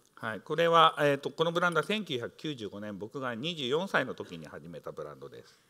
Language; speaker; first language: Japanese; native; Japanese